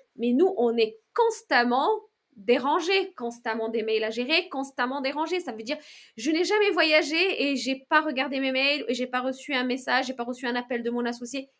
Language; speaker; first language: French; non-native, local second language; Arabic